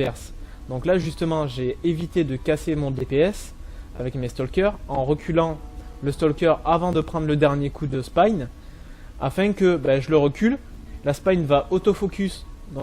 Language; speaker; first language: French; native; French